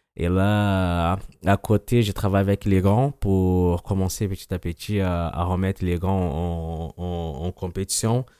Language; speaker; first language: French; non-native, fluent; Portuguese